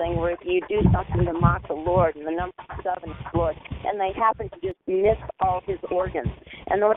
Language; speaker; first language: English; native; English